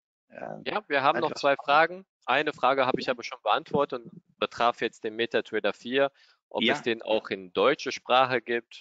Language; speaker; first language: German; native; German